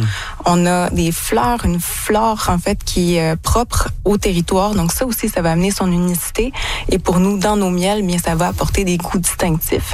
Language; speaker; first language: French; native; French